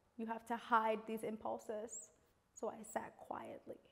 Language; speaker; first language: English; native; English